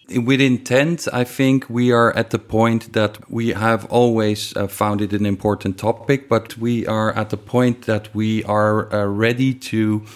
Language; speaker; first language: English; non-native, fluent; Dutch